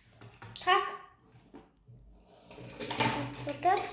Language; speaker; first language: Russian; early bilingual, other home language; Tajik